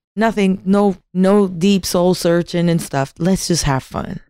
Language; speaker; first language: English; native; English